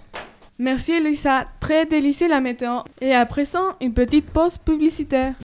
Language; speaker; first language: French; non-native, learner; Spanish